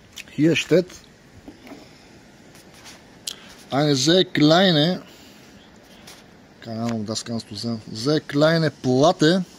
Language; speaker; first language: German; non-native, learner; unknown